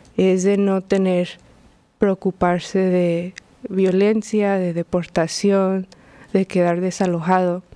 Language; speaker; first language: Spanish; early bilingual, heritage; Spanish